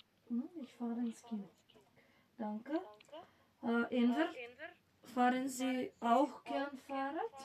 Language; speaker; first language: German; non-native, fluent; Macedonian